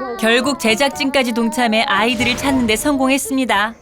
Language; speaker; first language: Korean; native; Korean